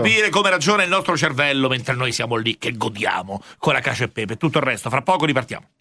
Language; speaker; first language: Italian; native; Italian